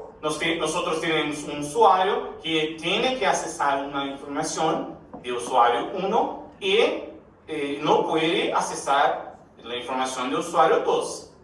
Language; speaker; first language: Spanish; non-native, learner; Portuguese